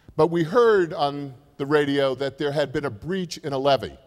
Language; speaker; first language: English; native; English